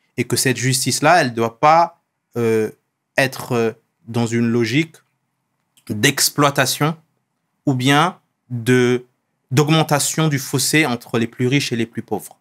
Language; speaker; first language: French; non-native, local second language; Wolof